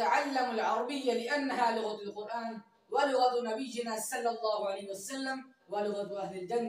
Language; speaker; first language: Arabic; non-native, learner; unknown